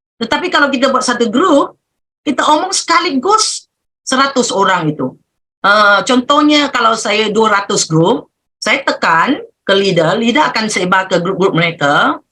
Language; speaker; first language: Malay; native; Malay